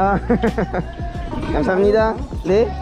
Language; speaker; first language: Korean; non-native, learner; French